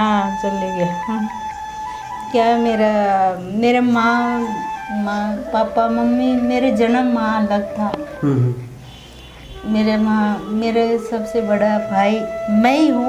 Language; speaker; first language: Hindi; early bilingual, other home language; Nepali